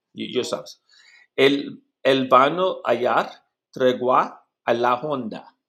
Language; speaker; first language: Spanish; non-native, learner; English